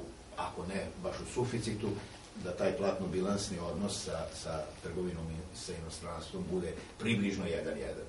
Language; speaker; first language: Serbian; native; Serbian